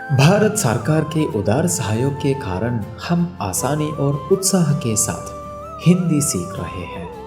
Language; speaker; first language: Hindi; non-native, fluent; Sinhala